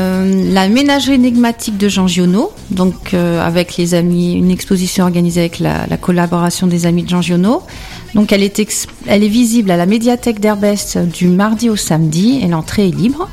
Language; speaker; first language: French; native; French